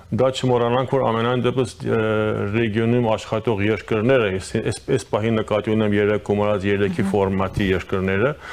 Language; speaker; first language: Armenian; early bilingual, heritage; Armenian